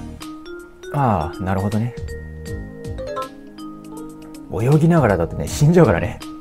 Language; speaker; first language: Japanese; native; Japanese